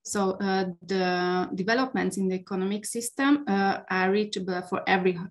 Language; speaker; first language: English; non-native, fluent; Hungarian